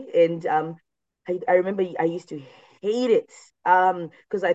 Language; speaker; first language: English; non-native, local second language; Shona